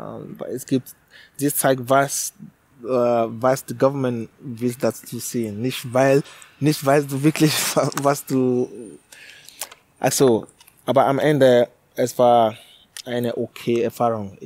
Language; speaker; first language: German; non-native, learner; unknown